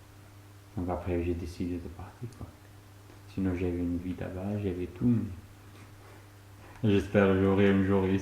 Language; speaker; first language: French; non-native, fluent; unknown